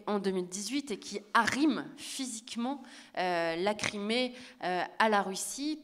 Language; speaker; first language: French; native; French